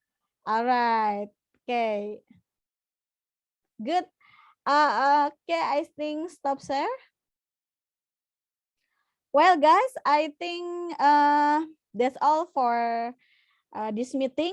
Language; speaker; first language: English; non-native, fluent; Indonesian